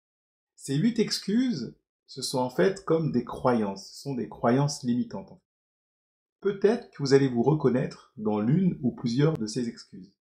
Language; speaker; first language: French; native; French